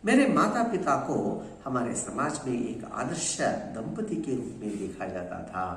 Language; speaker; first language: Hindi; non-native, local second language; Kannada